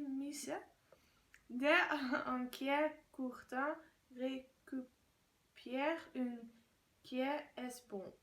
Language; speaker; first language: French; non-native, learner; Dutch